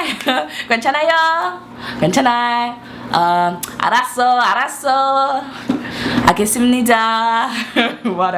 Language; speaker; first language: Korean; non-native, learner; English